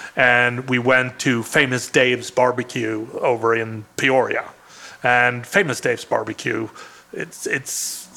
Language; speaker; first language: English; non-native, fluent; Swedish